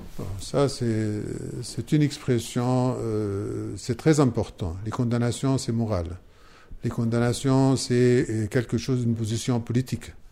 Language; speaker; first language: French; non-native, fluent; Arabic